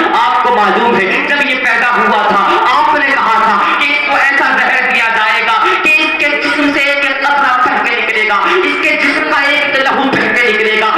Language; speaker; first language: Urdu; native; Urdu